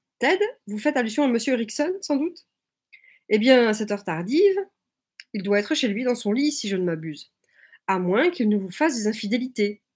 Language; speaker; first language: French; native; French